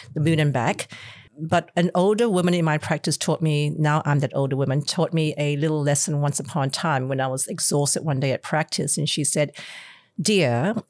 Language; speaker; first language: English; non-native, local second language; Cantonese